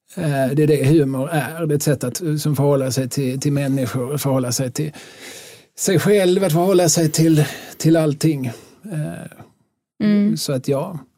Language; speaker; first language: Swedish; native; Swedish